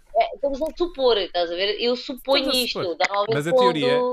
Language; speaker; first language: Portuguese; native; Portuguese